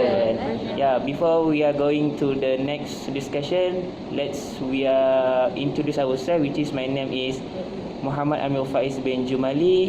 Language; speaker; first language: English; non-native, local second language; Malay